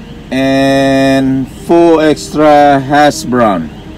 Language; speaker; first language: English; non-native, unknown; Indonesian